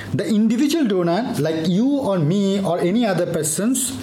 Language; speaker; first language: English; non-native, local second language; Bangla